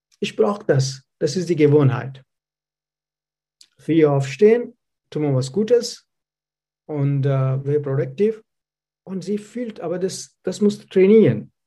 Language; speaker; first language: German; non-native, learner; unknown